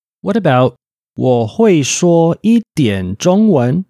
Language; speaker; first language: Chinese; non-native, fluent; English